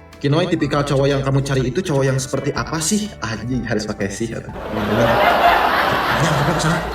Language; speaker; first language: Indonesian; non-native, local second language; Sundanese